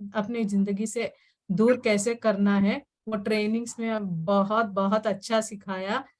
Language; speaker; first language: Hindi; non-native, local second language; Telugu